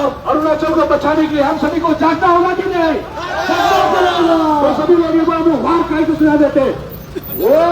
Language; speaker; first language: Hindi; non-native, local second language; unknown